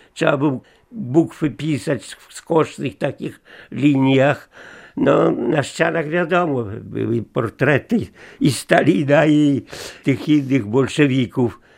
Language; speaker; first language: Polish; native; Polish